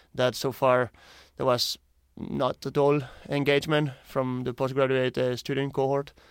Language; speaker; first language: English; non-native, fluent; Spanish